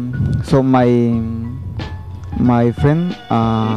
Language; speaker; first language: English; non-native, learner; Spanish